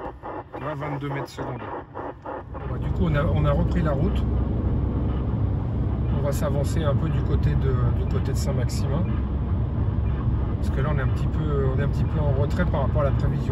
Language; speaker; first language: French; native; French